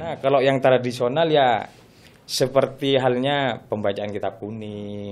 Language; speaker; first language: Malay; non-native, local second language; Madurese